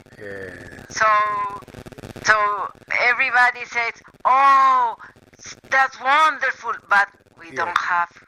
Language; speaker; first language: English; non-native, learner; Spanish